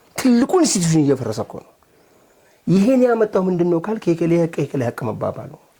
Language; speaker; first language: Amharic; non-native, local second language; Oromo